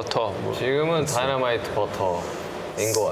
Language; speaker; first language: Korean; native; Korean